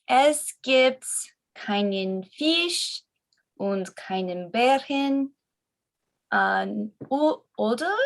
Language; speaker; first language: German; non-native, learner; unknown